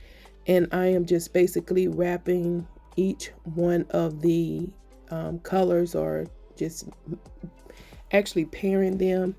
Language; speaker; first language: English; native; English